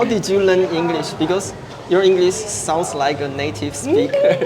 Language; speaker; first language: English; non-native, learner; Chinese